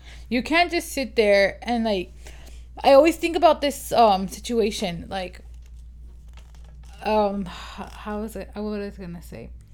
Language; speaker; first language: English; early bilingual, other home language; Spanish